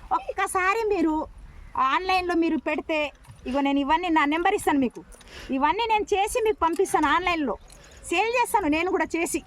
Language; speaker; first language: Telugu; non-native, local second language; Lambadi